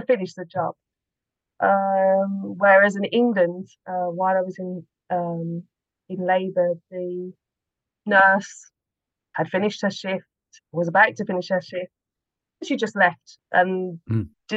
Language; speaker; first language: English; native; English